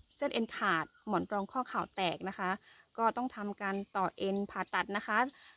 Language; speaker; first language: Thai; non-native, local second language; S'gaw Karen